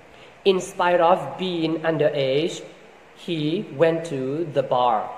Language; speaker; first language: English; non-native, fluent; S'gaw Karen